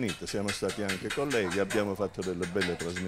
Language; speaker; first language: Italian; native; Italian